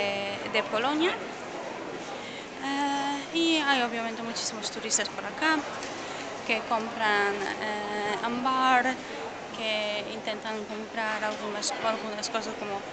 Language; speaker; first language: Spanish; non-native, fluent; Polish